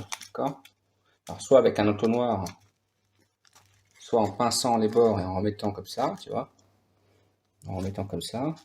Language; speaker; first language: French; native; French